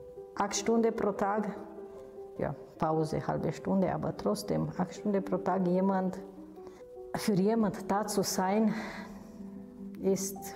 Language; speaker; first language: German; non-native, fluent; Romanian